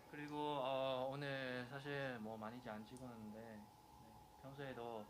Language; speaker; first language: Korean; non-native, fluent; Chinese